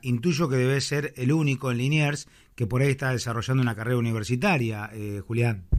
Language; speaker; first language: Spanish; native; Spanish